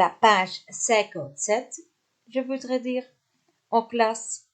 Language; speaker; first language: French; non-native, fluent; Dutch